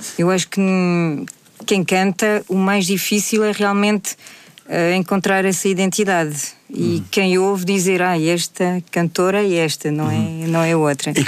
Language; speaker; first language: Portuguese; early bilingual, heritage; Portuguese